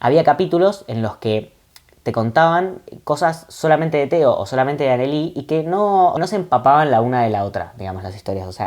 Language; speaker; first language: Spanish; native; Spanish